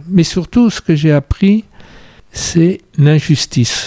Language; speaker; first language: French; native; French